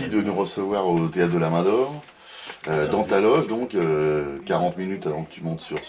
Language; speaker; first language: French; native; French